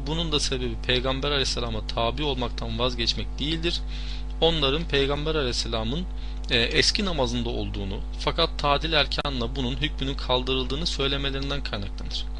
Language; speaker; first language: Turkish; non-native, fluent; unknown